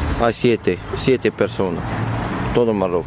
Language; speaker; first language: Spanish; non-native, learner; Arabic